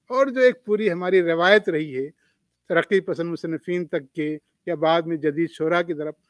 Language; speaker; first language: Urdu; native; Urdu